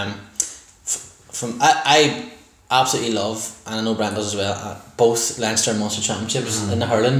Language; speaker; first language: English; native; English